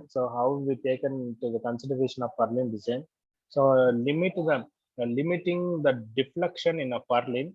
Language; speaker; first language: English; non-native, local second language; Tamil